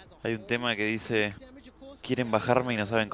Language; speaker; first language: Spanish; native; Spanish